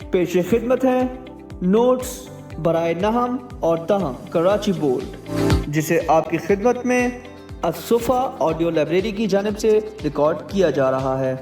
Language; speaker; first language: Urdu; native; Urdu